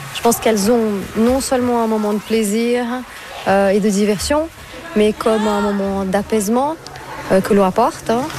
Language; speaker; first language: French; non-native, fluent; Portuguese